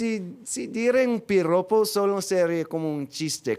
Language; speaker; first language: Spanish; non-native, fluent; English